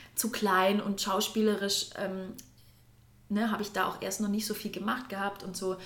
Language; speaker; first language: German; native; German